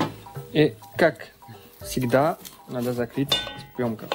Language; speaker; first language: Russian; non-native, learner; French